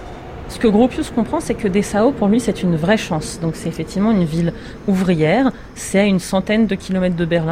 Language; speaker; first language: French; native; French